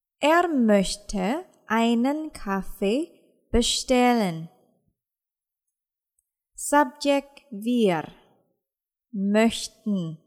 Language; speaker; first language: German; non-native, fluent; Indonesian